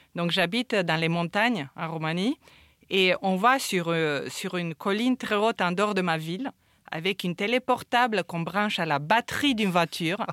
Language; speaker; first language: French; non-native, fluent; Romanian